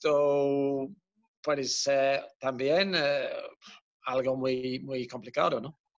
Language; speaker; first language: Spanish; non-native, fluent; Dutch